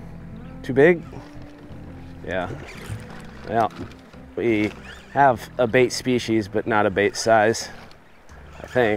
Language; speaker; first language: English; native; English